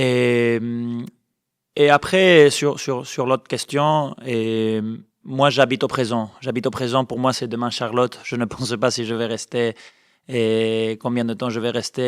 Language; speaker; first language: French; non-native, fluent; Spanish